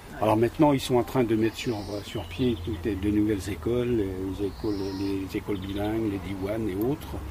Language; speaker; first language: French; native; French